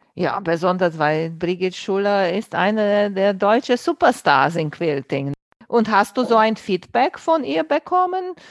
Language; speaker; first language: German; non-native, fluent; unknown